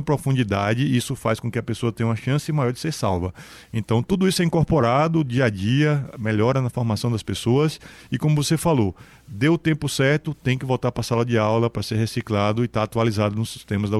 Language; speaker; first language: Portuguese; native; Portuguese